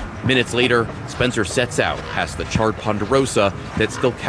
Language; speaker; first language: English; native; English